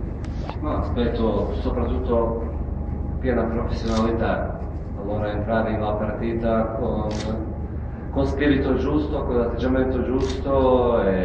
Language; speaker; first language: Italian; non-native, fluent; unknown